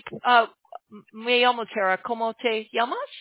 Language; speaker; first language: Spanish; non-native, learner; English